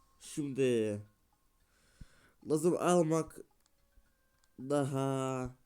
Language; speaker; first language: Turkish; non-native, learner; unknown